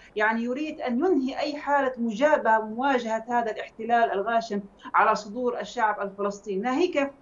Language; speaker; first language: Arabic; native; Arabic